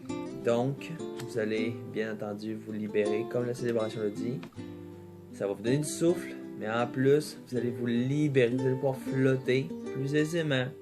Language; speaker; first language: French; native; French